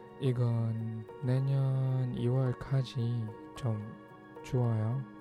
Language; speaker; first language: Korean; non-native, learner; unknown